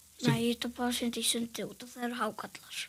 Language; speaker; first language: Icelandic; early bilingual, other home language; Portuguese